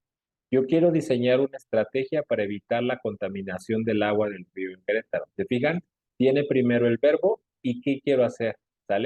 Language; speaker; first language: Spanish; native; Spanish